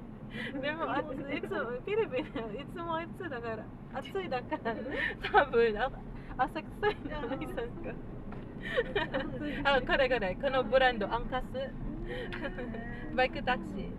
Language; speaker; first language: Japanese; non-native, learner; Filipino